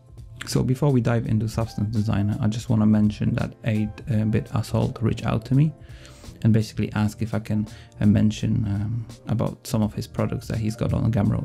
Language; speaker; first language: English; non-native, fluent; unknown